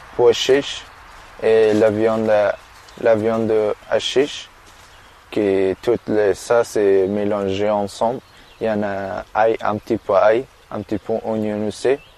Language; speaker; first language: French; non-native, learner; Persian